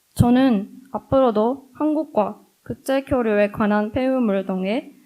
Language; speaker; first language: Korean; non-native, fluent; Japanese